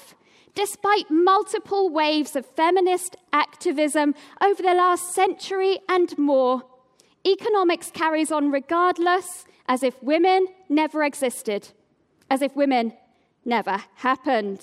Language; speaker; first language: English; native; English